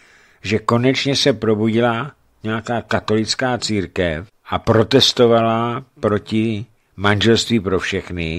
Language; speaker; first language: Czech; native; Czech